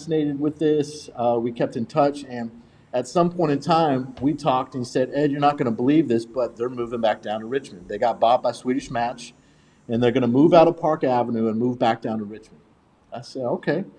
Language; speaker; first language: English; native; English